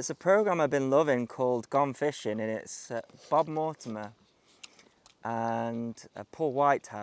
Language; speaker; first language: English; native; English